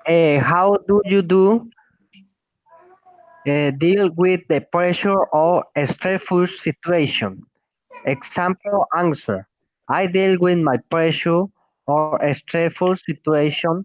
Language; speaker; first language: English; non-native, learner; Spanish